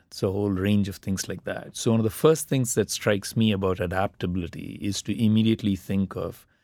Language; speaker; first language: English; non-native, local second language; Tamil